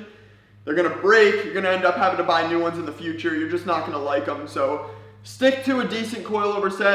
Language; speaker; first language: English; native; English